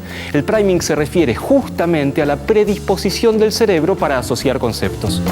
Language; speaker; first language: Spanish; native; Spanish